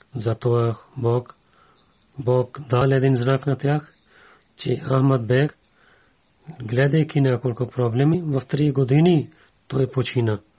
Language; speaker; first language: Bulgarian; non-native, learner; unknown